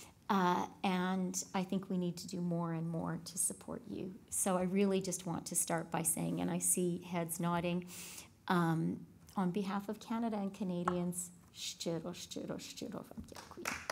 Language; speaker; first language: English; native; English